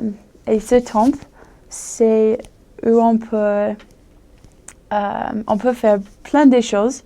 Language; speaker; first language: French; non-native, fluent; English